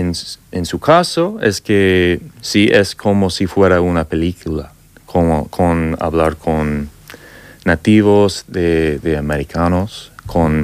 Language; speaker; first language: Spanish; non-native, learner; English